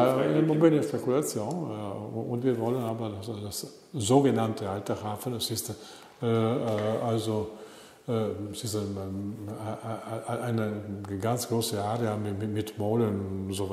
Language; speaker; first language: German; non-native, learner; Italian